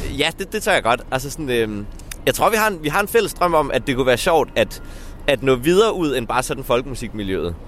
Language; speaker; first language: Danish; native; Danish